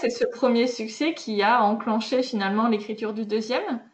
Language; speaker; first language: French; native; French